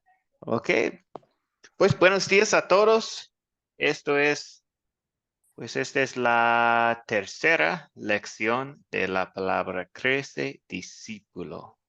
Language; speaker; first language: Spanish; non-native, fluent; English